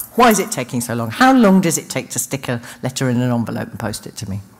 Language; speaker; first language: English; native; English